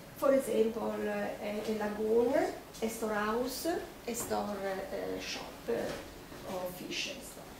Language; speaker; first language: English; non-native, learner; Italian